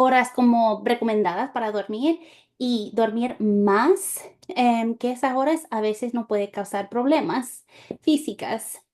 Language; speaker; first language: Spanish; non-native, fluent; English